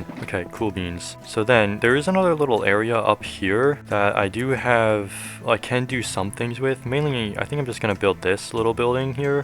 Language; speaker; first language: English; native; English